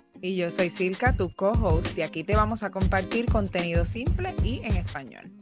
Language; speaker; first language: Spanish; early bilingual, heritage; Spanish